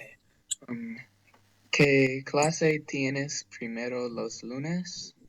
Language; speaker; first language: Spanish; non-native, learner; English